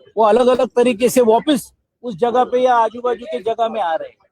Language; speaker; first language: Hindi; non-native, local second language; Marathi